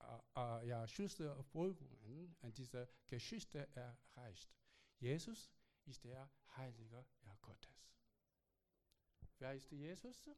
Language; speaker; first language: German; non-native, learner; Korean